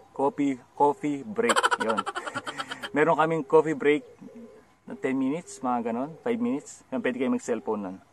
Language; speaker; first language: Filipino; native; Filipino